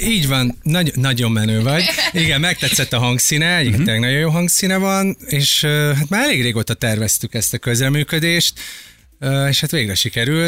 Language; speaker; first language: Hungarian; native; Hungarian